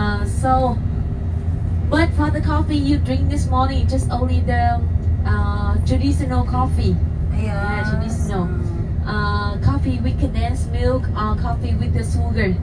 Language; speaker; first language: English; non-native, learner; Vietnamese